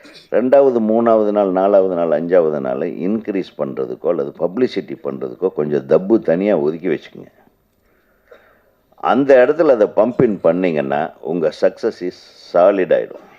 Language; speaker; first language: Tamil; native; Tamil